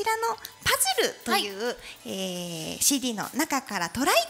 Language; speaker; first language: Japanese; native; Japanese